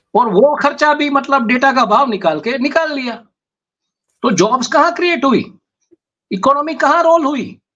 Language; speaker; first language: Hindi; non-native, local second language; Gujarati